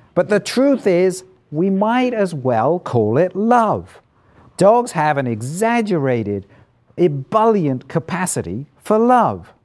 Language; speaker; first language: English; native; English